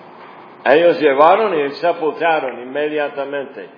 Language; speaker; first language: Spanish; non-native, fluent; English